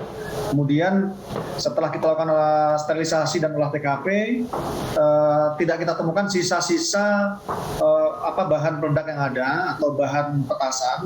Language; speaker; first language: Indonesian; native; Indonesian